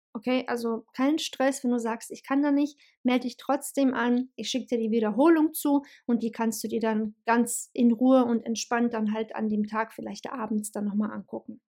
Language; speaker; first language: German; early bilingual, other home language; Bosnian